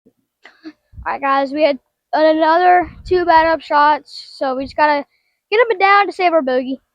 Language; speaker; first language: English; native; English